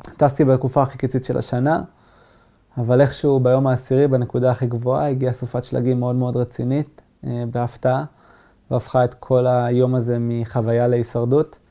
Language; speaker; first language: Hebrew; non-native, local second language; Arabic